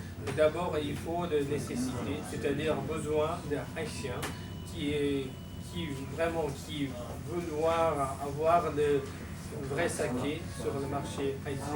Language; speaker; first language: French; non-native, learner; Japanese